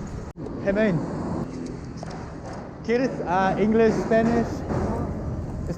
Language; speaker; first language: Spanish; non-native, fluent; English